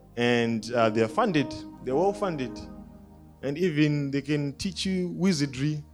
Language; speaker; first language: English; non-native, local second language; Shona